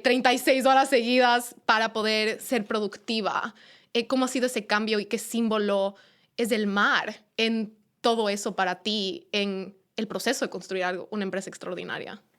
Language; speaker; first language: Spanish; native; Spanish